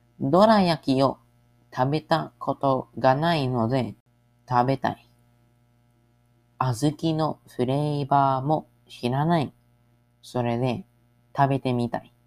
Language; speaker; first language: Japanese; non-native, learner; English